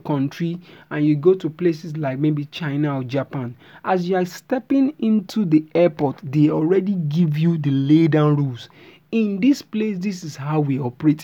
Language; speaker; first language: English; non-native, local second language; Yoruba